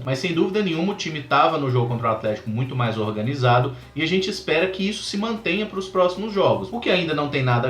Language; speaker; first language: Portuguese; native; Portuguese